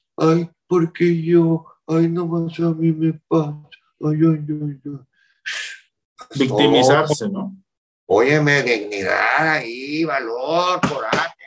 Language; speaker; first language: Spanish; native; Spanish